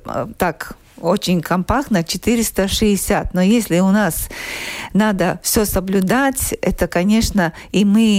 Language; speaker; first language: Russian; non-native, local second language; Latvian